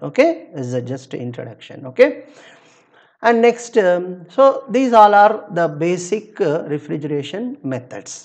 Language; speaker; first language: English; non-native, local second language; Telugu